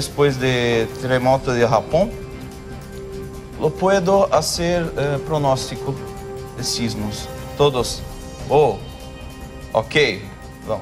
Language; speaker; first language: Spanish; non-native, local second language; Portuguese